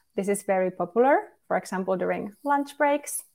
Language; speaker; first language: English; non-native, fluent; Finnish